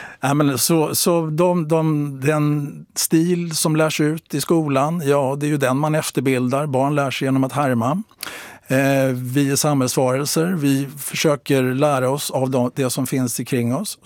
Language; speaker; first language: Swedish; native; Swedish